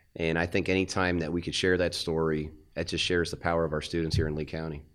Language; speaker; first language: English; native; English